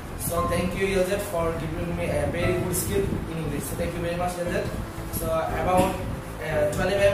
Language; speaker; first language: English; non-native, learner; Bangla